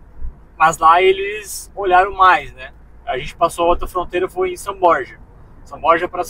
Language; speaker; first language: Portuguese; native; Portuguese